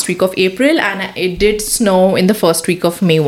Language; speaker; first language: English; non-native, local second language; Hindi